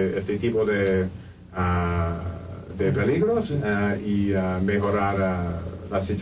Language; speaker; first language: Spanish; non-native, fluent; English